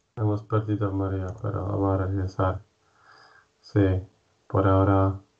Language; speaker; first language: Spanish; non-native, fluent; Polish